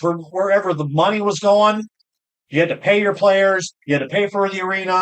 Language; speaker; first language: English; native; English